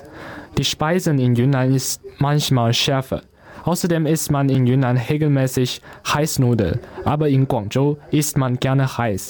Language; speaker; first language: German; non-native, learner; Chinese